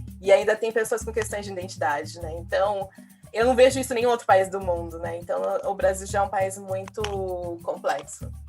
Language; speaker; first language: Portuguese; native; Portuguese